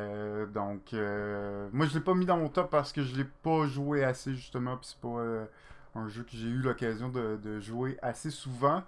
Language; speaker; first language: French; native; French